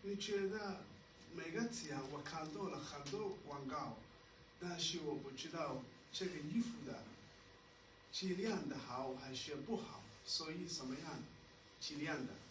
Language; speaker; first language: Chinese; non-native, learner; Somali